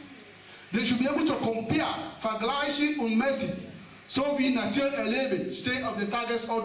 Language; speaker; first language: German; non-native, fluent; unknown